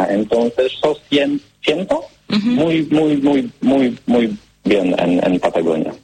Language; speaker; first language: Spanish; non-native, learner; Polish